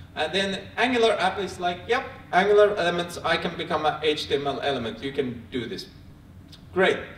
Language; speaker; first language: English; non-native, fluent; Finnish